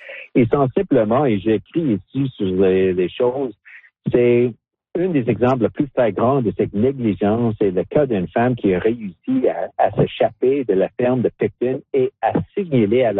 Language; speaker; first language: French; non-native, local second language; English